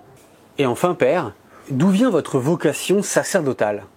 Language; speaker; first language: French; native; French